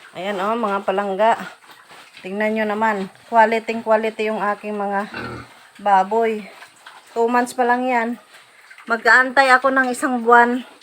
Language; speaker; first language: Filipino; non-native, local second language; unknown